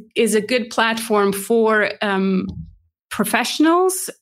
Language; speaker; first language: English; non-native, fluent; Swiss German